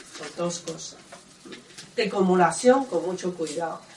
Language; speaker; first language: Spanish; non-native, learner; Chinese